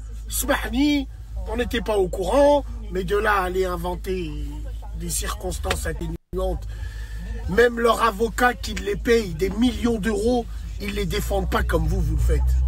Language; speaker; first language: French; native; French